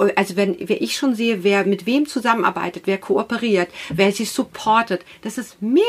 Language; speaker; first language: German; native; German